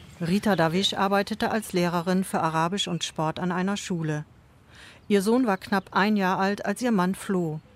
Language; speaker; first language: German; native; German